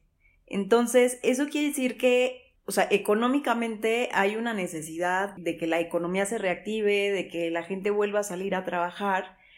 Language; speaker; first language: Spanish; native; Spanish